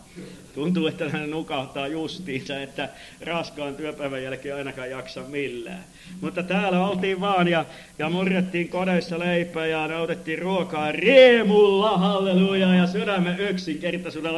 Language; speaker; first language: Finnish; native; Finnish